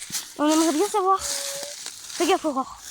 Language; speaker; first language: French; native; French